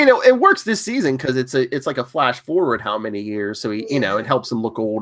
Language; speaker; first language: English; native; English